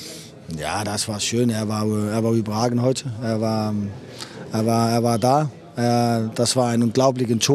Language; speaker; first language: German; non-native, fluent; Danish